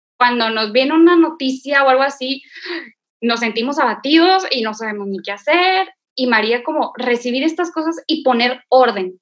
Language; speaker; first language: Spanish; native; Spanish